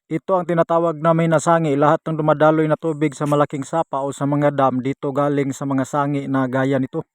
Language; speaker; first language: Filipino; non-native, local second language; Cebuano